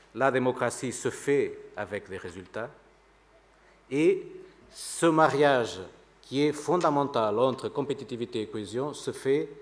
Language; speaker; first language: French; non-native, fluent; Portuguese